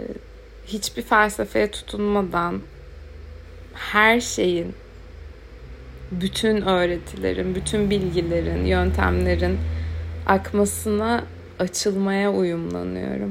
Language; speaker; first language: Turkish; native; Turkish